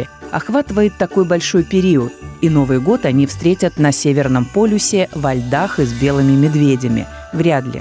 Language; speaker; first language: Russian; native; Russian